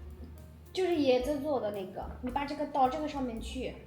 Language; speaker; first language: Chinese; non-native, fluent; Hindi